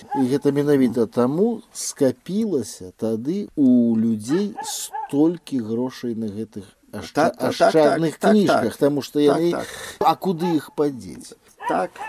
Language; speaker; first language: Belarusian; native; Belarusian